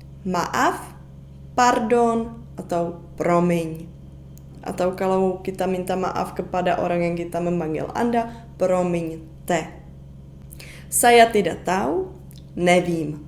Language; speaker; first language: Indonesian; non-native, fluent; Czech